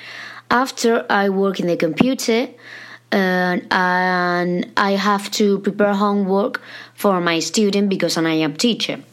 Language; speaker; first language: English; non-native, learner; Spanish